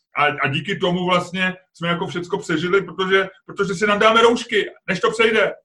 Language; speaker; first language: Czech; native; Czech